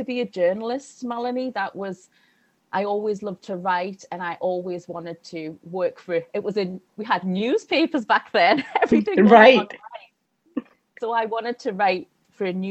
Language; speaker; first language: English; native; English